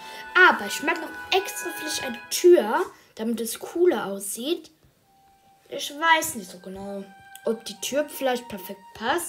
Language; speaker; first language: German; early bilingual, other home language; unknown